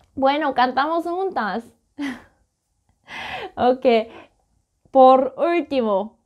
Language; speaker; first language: Spanish; non-native, learner; Korean